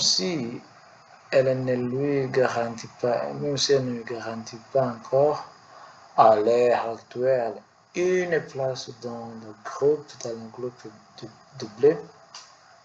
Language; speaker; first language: French; non-native, learner; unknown